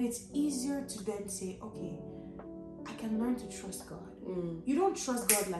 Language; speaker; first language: English; non-native, local second language; Yoruba